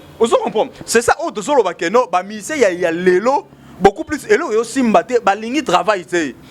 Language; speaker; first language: Lingala; native; Lingala